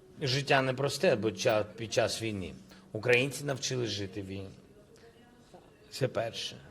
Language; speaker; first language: Ukrainian; non-native, local second language; Russian